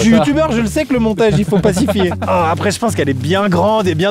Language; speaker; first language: French; native; French